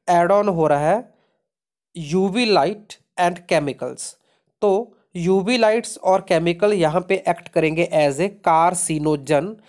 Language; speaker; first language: Hindi; non-native, local second language; Punjabi